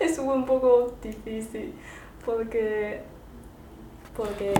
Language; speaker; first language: Spanish; non-native, learner; Chinese